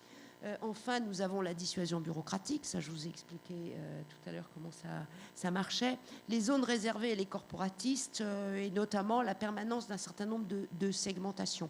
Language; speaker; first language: French; native; French